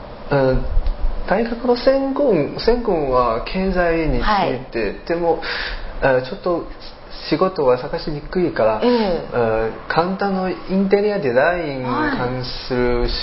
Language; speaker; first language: Japanese; non-native, learner; Chinese